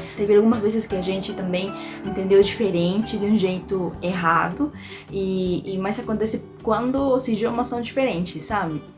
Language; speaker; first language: Portuguese; non-native, fluent; Spanish